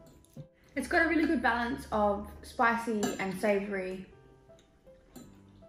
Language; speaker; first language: English; native; English